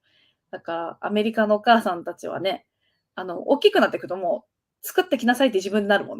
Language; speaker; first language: Japanese; native; Japanese